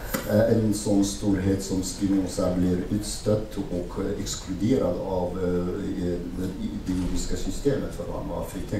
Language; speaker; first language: Swedish; non-native, fluent; Arabic